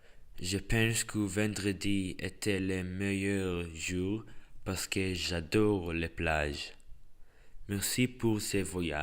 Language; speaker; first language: French; non-native, learner; English